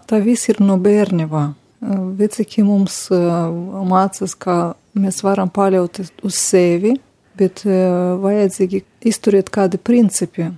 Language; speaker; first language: Latvian; non-native, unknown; Romanian